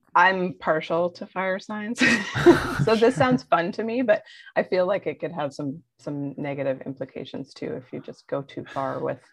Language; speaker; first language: English; native; English